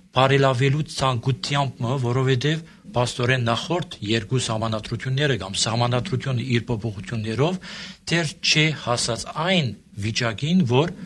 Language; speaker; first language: Armenian; early bilingual, heritage; Armenian